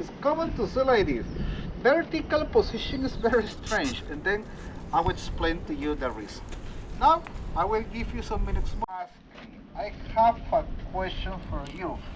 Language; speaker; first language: English; non-native, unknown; Spanish